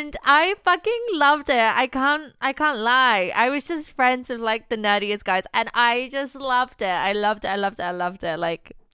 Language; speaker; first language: English; non-native, fluent; Polish